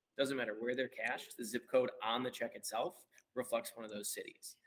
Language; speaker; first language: English; native; English